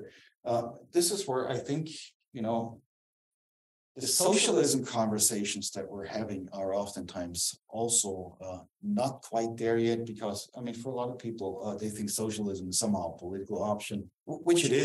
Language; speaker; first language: English; non-native, fluent; German